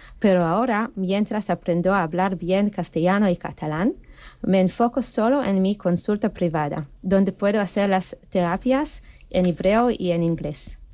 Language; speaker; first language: Spanish; non-native, fluent; Hebrew